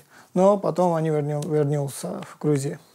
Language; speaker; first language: Russian; non-native, learner; Georgian